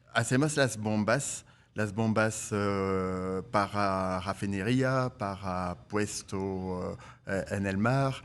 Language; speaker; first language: Spanish; non-native, fluent; French